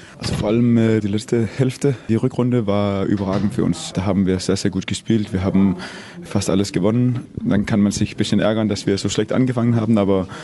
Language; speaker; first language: German; non-native, fluent; Danish